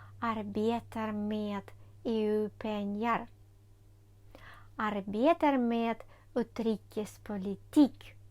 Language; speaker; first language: Swedish; non-native, fluent; Ukrainian